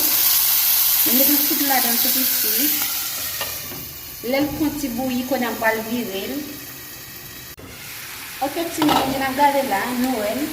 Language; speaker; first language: French; early bilingual, heritage; Haitian Creole